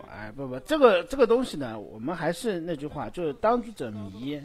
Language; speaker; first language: Chinese; native; Chinese